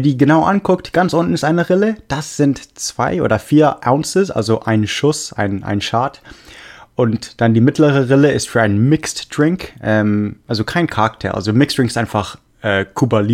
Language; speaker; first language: German; non-native, fluent; English